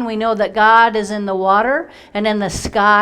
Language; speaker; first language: English; native; English